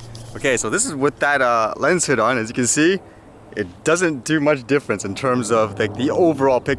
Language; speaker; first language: English; native; English